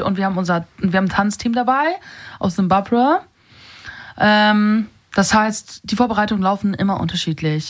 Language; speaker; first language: German; native; German